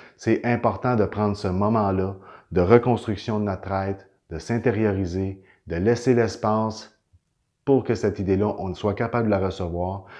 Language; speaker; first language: French; native; French